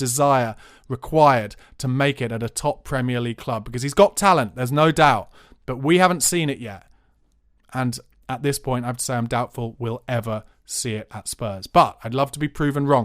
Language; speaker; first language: English; native; English